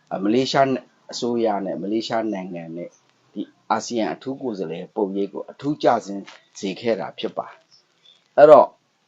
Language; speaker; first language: Burmese; non-native, local second language; Pa'o Karen